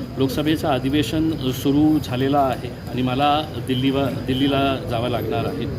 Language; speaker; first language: Marathi; non-native, local second language; Urdu